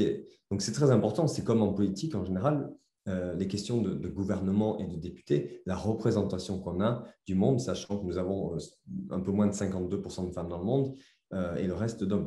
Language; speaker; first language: French; native; French